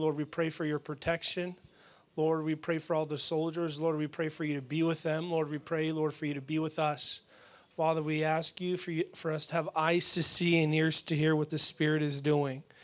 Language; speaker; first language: English; early bilingual, other home language; Ukrainian